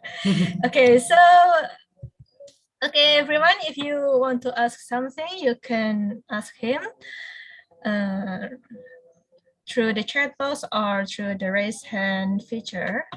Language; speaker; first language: English; non-native, fluent; Indonesian